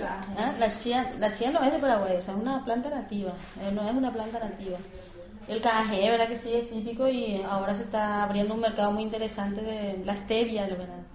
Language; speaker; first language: Spanish; native; Spanish